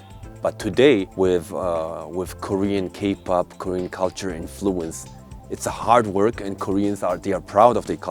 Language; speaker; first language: English; non-native, local second language; Mongolian